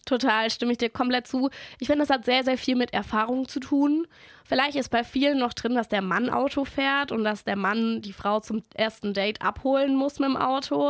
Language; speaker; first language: German; native; German